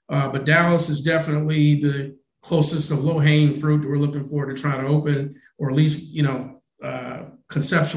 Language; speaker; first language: English; native; English